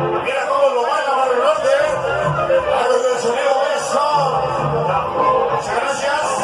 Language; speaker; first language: Spanish; native; Spanish